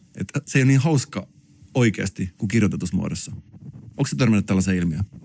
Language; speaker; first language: Finnish; native; Finnish